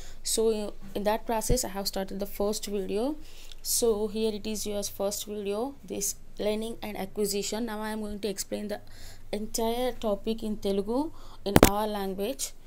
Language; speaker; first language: English; non-native, local second language; Telugu